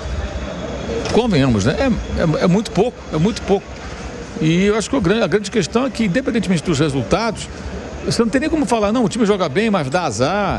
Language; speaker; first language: Portuguese; native; Portuguese